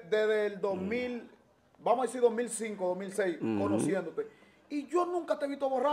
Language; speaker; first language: Spanish; native; Spanish